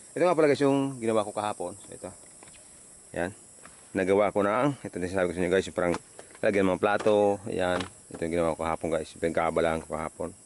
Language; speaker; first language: Filipino; non-native, local second language; Bikol